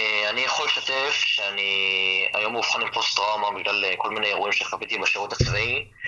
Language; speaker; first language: Hebrew; native; Hebrew